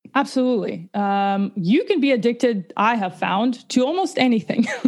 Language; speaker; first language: English; early bilingual, other home language; Russian